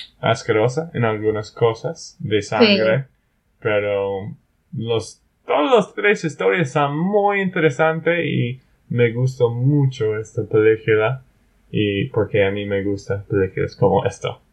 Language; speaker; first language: Spanish; non-native, learner; English